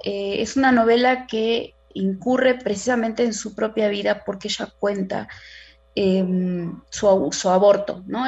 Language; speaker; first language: Spanish; native; Spanish